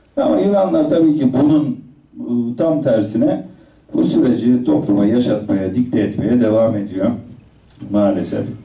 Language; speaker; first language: Turkish; native; Turkish